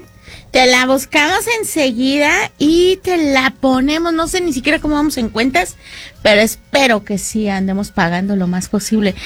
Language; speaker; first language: Spanish; native; Spanish